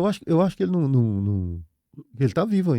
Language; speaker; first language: Portuguese; native; Portuguese